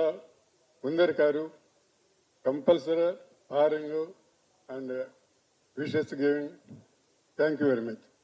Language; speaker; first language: Tamil; non-native, learner; Telugu